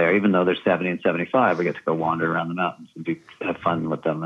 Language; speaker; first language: English; native; English